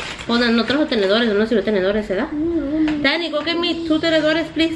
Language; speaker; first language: Spanish; early bilingual, heritage; Spanish